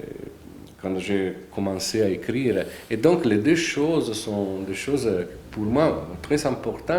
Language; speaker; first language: French; non-native, fluent; Italian